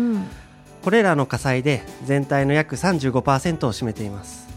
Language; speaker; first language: Japanese; native; Japanese